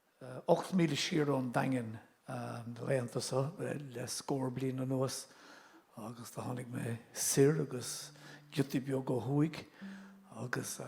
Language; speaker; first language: Irish; non-native, local second language; English